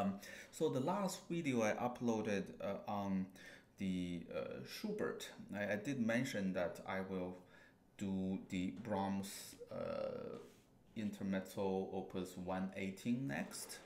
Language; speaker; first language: English; non-native, fluent; Chinese